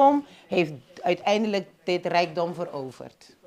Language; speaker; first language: Dutch; non-native, local second language; Papiamento